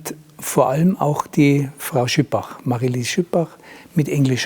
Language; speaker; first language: German; native; German